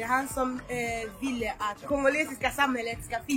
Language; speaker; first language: Swedish; non-native, fluent; Lingala